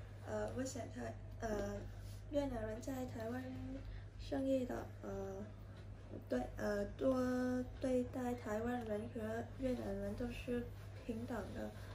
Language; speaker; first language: Chinese; non-native, learner; Vietnamese